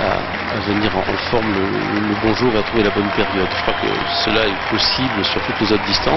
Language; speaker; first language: French; native; French